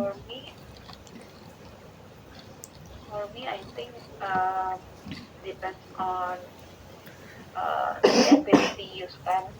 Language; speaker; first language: English; non-native, learner; Indonesian